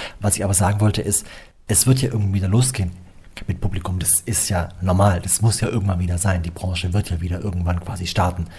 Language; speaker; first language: German; native; German